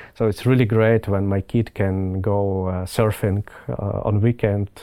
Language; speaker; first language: English; non-native, fluent; Ukrainian